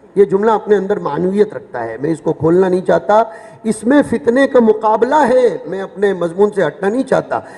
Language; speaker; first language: Urdu; native; Urdu